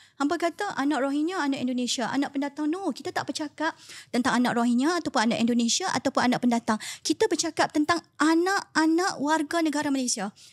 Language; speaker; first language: Malay; native; Malay